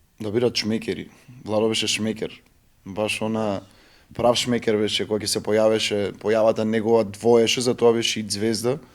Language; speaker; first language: Macedonian; native; Macedonian